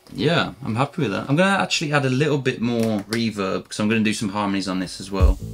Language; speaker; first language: English; native; English